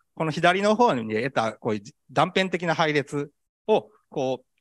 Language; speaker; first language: Japanese; native; Japanese